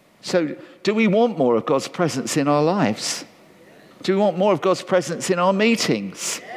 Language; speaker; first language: English; native; English